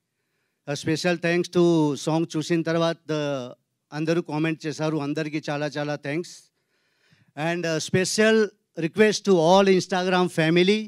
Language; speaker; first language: Telugu; non-native, learner; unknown